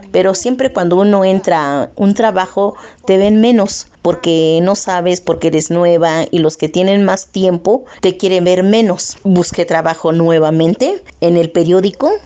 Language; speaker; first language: Spanish; early bilingual, other home language; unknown